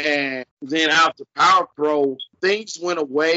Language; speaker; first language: English; native; English